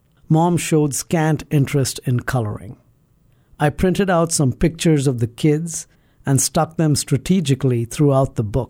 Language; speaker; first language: English; non-native, local second language; Malayalam